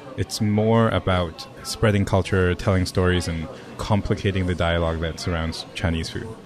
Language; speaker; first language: English; non-native, local second language; Cantonese